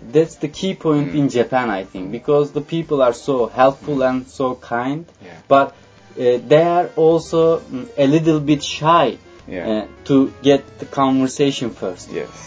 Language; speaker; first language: English; non-native, fluent; Turkish